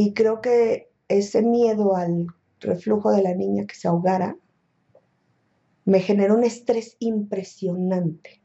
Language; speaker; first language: Spanish; native; Spanish